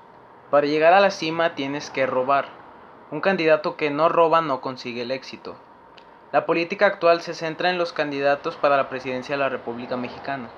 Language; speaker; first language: Spanish; native; Spanish